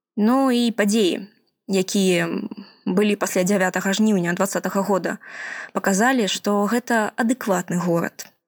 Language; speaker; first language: Belarusian; non-native, local second language; Russian